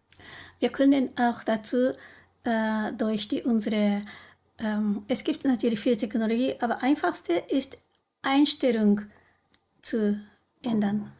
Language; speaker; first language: German; non-native, learner; Japanese